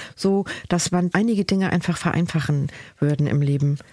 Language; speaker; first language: German; early bilingual, other home language; Spanish